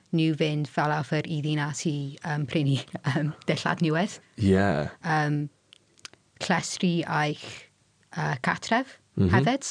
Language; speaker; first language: Welsh; non-native, local second language; English